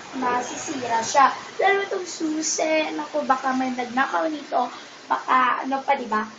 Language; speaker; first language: Filipino; non-native, local second language; Cebuano